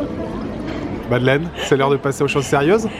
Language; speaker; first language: French; native; French